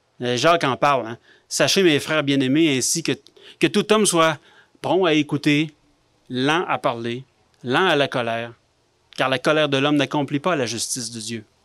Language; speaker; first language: French; native; French